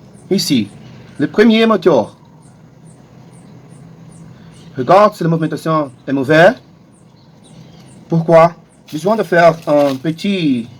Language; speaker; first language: French; non-native, learner; Portuguese